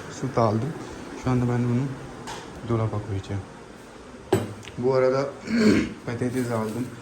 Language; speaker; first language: Turkish; non-native, learner; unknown